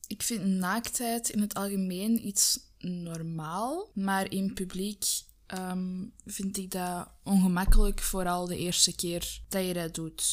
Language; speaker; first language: Dutch; native; Dutch